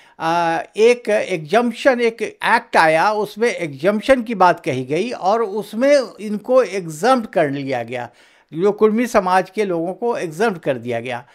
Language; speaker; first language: Hindi; native; Hindi